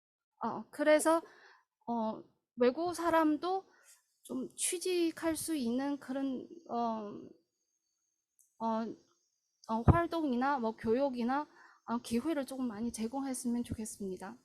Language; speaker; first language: Korean; non-native, fluent; Chinese